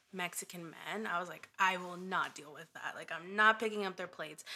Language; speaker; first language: English; early bilingual, other home language; Spanish